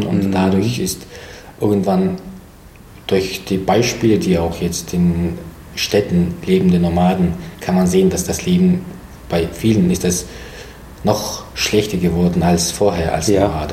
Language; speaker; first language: German; non-native, fluent; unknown